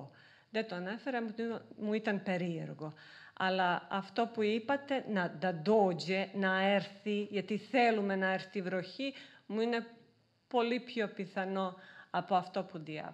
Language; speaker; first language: Greek; non-native, fluent; Serbian